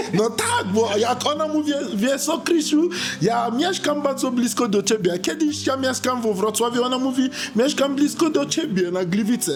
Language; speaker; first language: Polish; non-native, learner; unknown